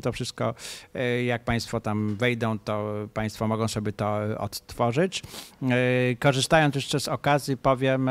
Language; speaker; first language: Polish; native; Polish